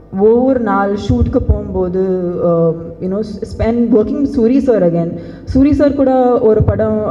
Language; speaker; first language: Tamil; non-native, learner; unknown